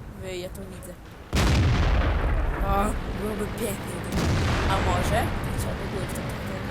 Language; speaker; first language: Polish; native; Polish